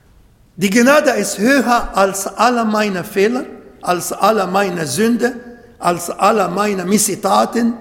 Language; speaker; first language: German; non-native, learner; Arabic